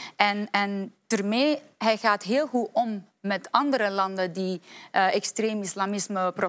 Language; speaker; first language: Dutch; non-native, fluent; Persian